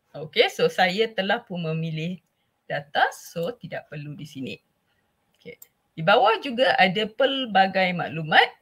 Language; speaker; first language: Malay; non-native, local second language; Tamil